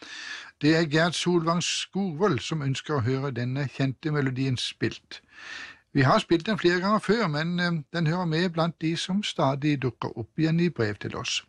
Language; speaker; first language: Norwegian; native; Norwegian